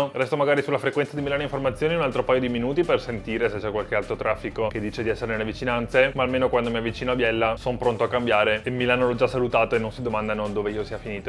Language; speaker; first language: Italian; native; Italian